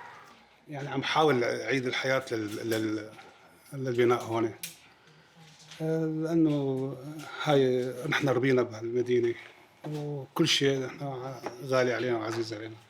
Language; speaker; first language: Arabic; native; Arabic